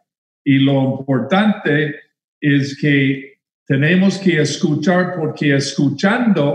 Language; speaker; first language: Spanish; non-native, fluent; English